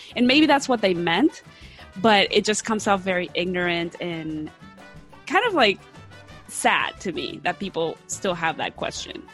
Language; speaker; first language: English; early bilingual, other home language; Spanish